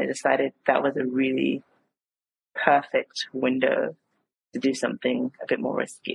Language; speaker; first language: English; native; English